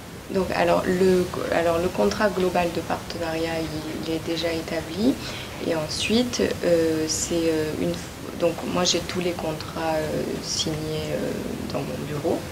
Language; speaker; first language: French; native; French